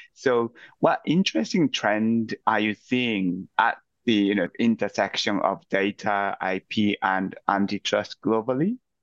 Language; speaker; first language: English; non-native, fluent; Japanese